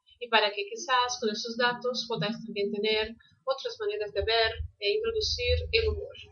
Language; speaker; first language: Spanish; non-native, fluent; Portuguese